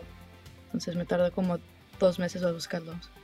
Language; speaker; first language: Spanish; early bilingual, heritage; Spanish